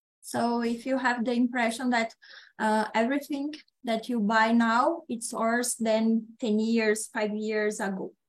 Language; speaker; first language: English; non-native, learner; Portuguese